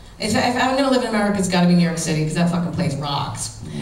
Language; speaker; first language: English; native; English